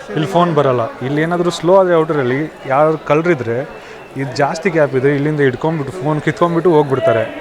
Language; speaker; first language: Kannada; non-native, local second language; Hindi